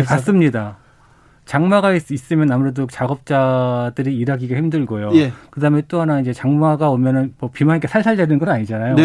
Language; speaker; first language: Korean; native; Korean